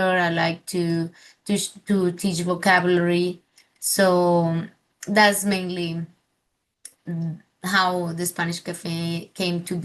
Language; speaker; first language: English; non-native, fluent; Spanish